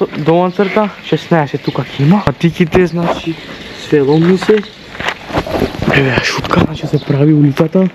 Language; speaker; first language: Macedonian; non-native, local second language; Romany